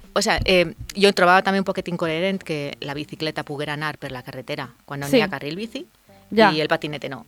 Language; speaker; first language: Catalan; non-native, local second language; Spanish